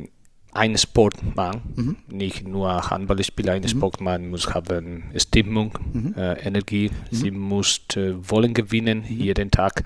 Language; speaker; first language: German; non-native, learner; Spanish